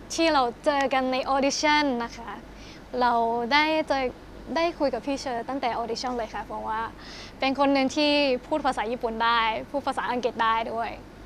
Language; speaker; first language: Thai; non-native, fluent; Japanese